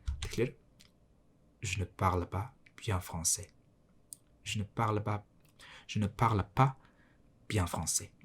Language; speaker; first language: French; non-native, learner; Mongolian